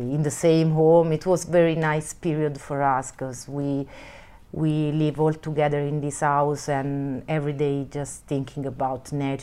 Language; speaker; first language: English; non-native, fluent; Italian